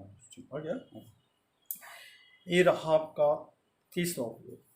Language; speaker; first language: Hindi; native; Hindi